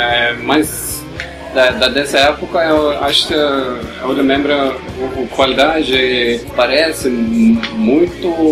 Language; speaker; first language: Portuguese; non-native, learner; Norwegian